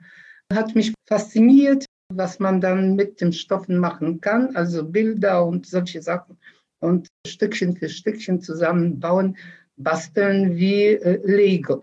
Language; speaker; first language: German; non-native, fluent; Polish